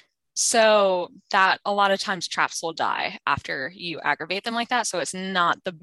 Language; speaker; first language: English; native; English